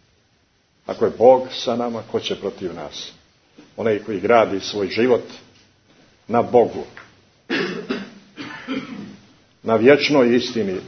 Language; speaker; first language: Croatian; native; Croatian